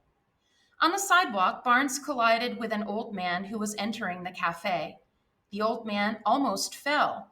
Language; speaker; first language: English; native; English